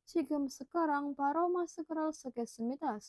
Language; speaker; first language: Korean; non-native, fluent; Indonesian